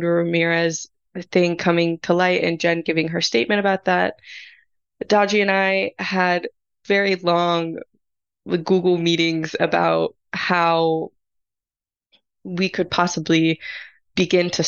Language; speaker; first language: English; native; English